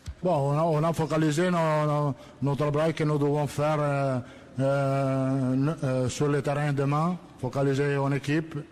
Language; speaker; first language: French; non-native, learner; Italian